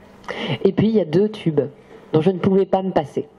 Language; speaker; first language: French; native; French